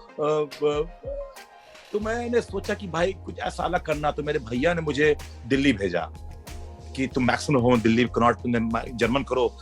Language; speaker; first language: Hindi; native; Hindi